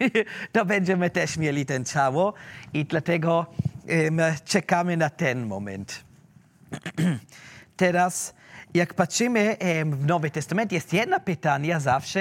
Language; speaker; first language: Polish; non-native, learner; German